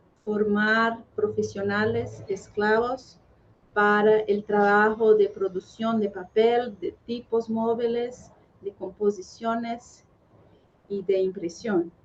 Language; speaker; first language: Spanish; non-native, fluent; Portuguese